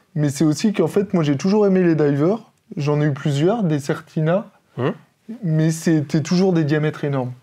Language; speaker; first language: French; native; French